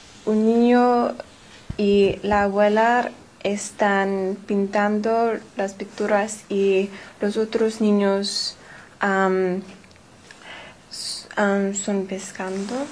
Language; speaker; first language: Spanish; non-native, learner; English